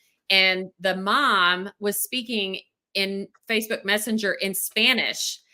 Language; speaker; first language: English; native; English